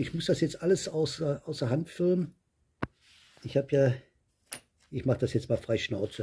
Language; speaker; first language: German; native; German